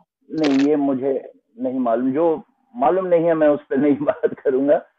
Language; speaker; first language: Hindi; non-native, local second language; Bangla